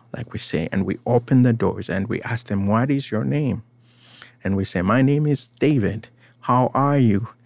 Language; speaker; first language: English; non-native, local second language; Ganda